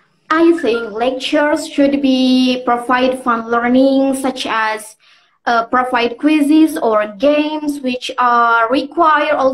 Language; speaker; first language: English; non-native, learner; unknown